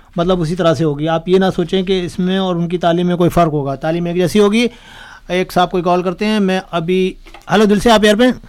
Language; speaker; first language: Urdu; native; Urdu